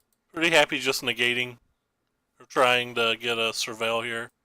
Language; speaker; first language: English; native; English